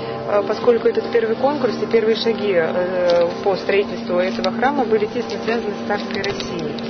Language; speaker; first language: Russian; native; Russian